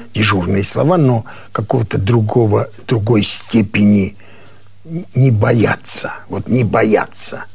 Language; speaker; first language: Russian; non-native, local second language; Armenian